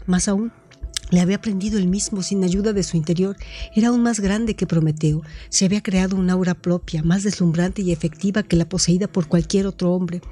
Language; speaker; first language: Spanish; native; Spanish